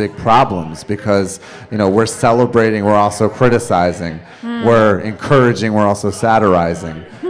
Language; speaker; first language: English; native; English